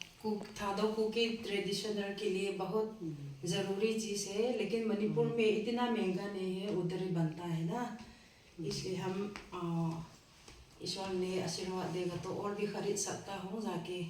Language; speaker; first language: Hindi; non-native, local second language; Thado Chin